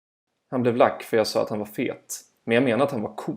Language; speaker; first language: Swedish; native; Swedish